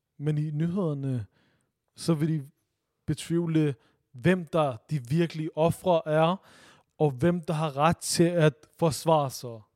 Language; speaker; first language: Danish; early bilingual, other home language; Urdu